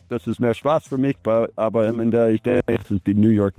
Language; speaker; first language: German; non-native, fluent; English